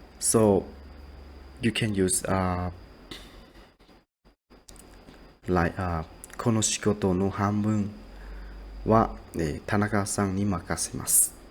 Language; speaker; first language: Japanese; non-native, learner; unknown